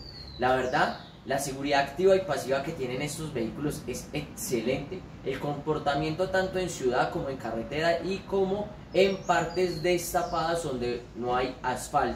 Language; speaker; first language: Spanish; native; Spanish